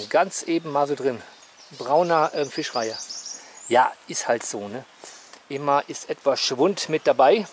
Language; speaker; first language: German; native; German